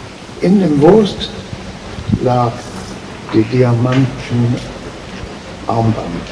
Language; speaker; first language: German; early bilingual, heritage; German